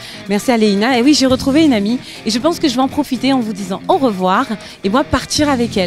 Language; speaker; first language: French; native; French